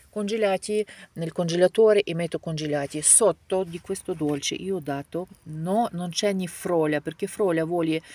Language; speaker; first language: Italian; non-native, fluent; Ukrainian